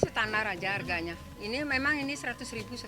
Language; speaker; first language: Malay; non-native, local second language; Balinese